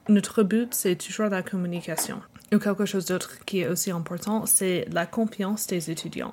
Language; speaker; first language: French; non-native, fluent; English